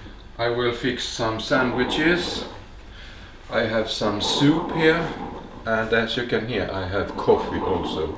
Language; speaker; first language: English; non-native, fluent; Swedish